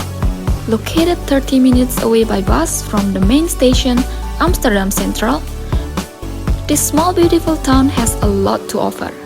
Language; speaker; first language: English; non-native, fluent; Indonesian